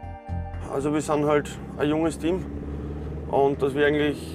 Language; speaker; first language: German; native; German